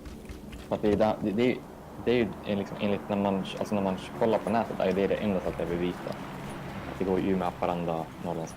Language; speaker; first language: Swedish; native; Swedish